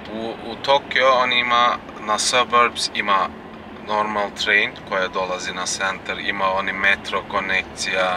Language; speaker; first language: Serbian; non-native, learner; Turkish